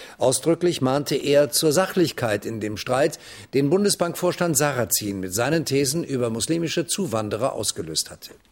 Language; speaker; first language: German; native; German